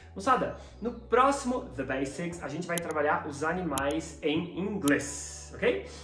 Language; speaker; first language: Portuguese; native; Portuguese